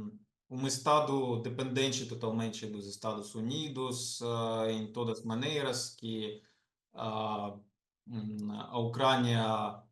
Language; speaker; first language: Portuguese; non-native, fluent; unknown